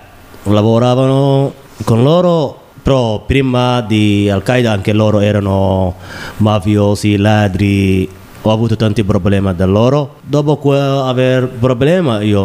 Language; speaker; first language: Italian; non-native, learner; Somali